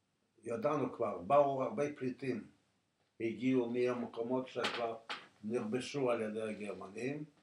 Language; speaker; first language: Hebrew; non-native, fluent; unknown